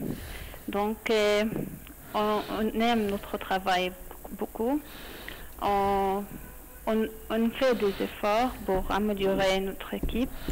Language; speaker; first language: French; non-native, learner; Arabic